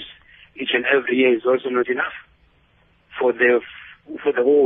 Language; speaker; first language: English; non-native, local second language; Xhosa